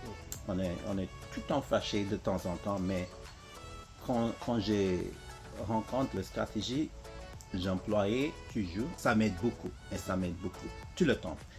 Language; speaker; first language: French; non-native, learner; English